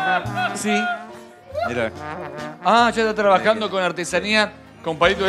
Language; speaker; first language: Spanish; native; Spanish